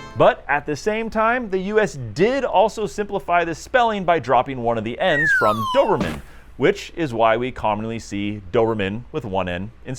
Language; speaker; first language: English; native; English